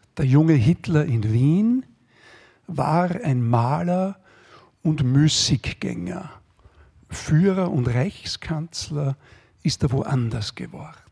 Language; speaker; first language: German; native; German